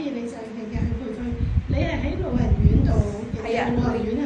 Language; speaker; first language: Cantonese; native; Cantonese